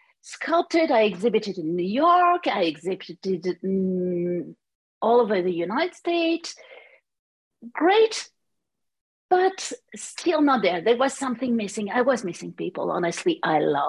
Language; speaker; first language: English; non-native, fluent; French